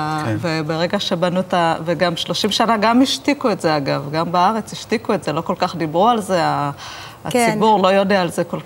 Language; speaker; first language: Hebrew; early bilingual, other home language; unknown